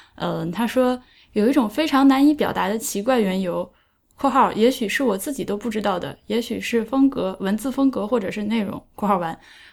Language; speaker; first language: Chinese; native; Chinese